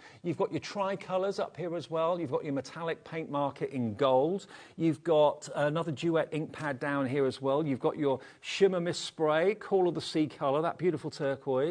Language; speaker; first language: English; native; English